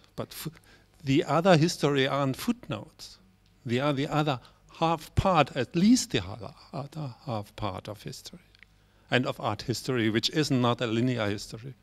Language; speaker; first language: English; non-native, fluent; German